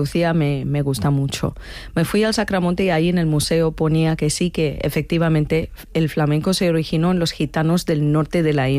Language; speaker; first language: Spanish; non-native, fluent; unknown